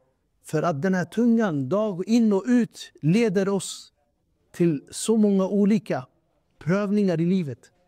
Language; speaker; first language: Swedish; non-native, fluent; Urdu